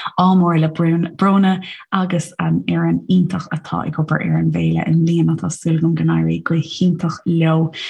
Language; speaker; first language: Irish; non-native, local second language; English